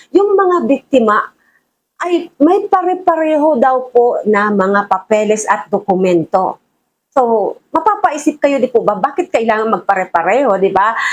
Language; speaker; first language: Filipino; native; Filipino